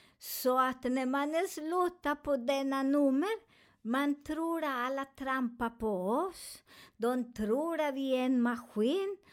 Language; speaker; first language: Swedish; non-native, learner; Spanish